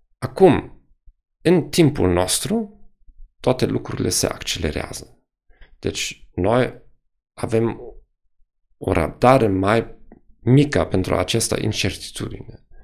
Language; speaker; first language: Romanian; non-native, fluent; German